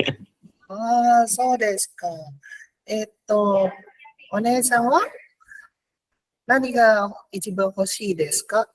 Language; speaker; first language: Japanese; non-native, learner; Indonesian